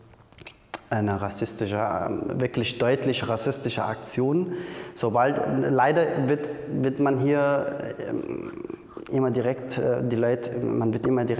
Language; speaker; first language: German; non-native, fluent; Arabic